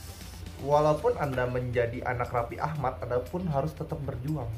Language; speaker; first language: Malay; non-native, local second language; Sundanese